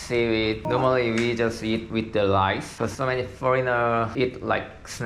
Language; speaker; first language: English; non-native, learner; Korean